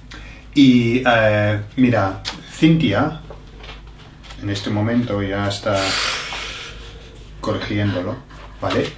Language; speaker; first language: Spanish; non-native, fluent; English